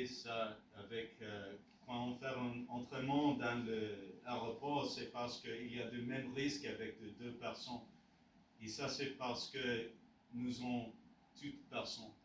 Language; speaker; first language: French; non-native, learner; English